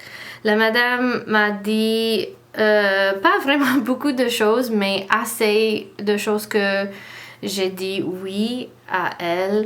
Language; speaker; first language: French; non-native, learner; English